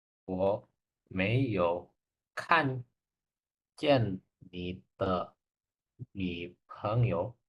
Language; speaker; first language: Chinese; non-native, learner; Indonesian